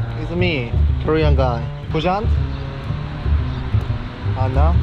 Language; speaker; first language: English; non-native, learner; Korean